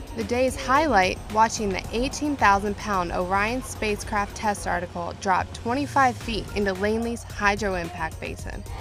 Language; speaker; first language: English; native; English